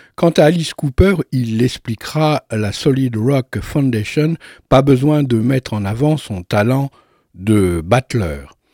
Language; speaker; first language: French; native; French